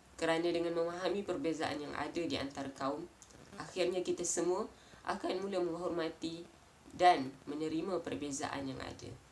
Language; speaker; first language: Malay; native; Malay